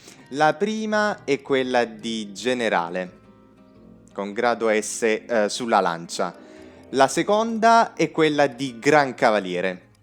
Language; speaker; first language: Italian; native; Italian